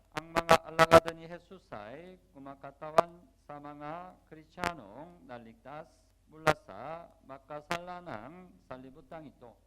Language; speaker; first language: Filipino; non-native, learner; Korean